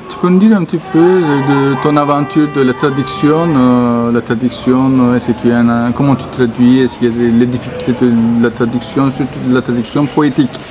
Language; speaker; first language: French; non-native, fluent; Turkish